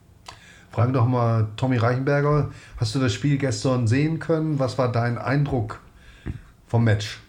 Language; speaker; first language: German; native; German